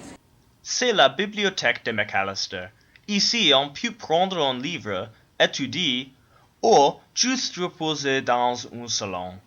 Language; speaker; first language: French; non-native, learner; English